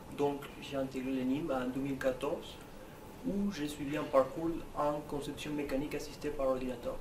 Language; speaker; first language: French; non-native, fluent; Spanish